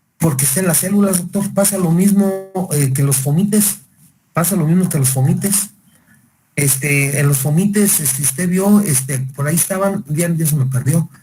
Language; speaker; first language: Spanish; native; Spanish